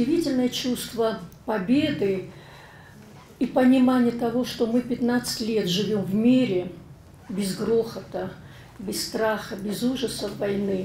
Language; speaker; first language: Russian; non-native, local second language; Ossetic